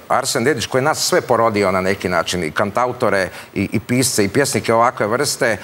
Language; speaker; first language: Croatian; native; Croatian